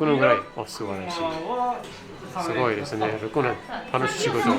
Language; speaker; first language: Japanese; non-native, learner; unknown